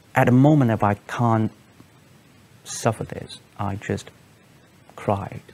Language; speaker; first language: English; non-native, local second language; Cantonese